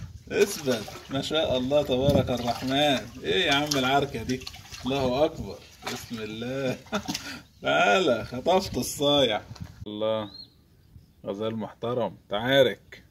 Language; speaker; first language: Arabic; native; Arabic